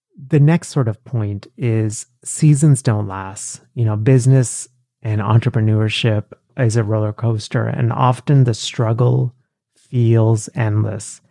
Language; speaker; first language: English; early bilingual, other home language; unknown